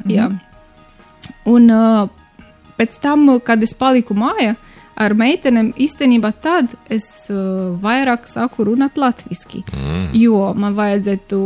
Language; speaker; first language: Latvian; non-native, learner; Romanian